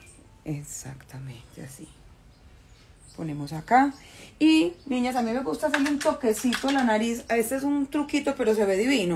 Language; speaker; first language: Spanish; native; Spanish